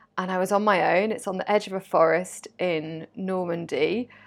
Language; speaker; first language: English; native; English